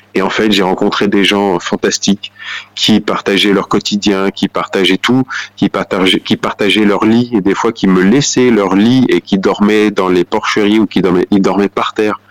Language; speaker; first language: French; native; French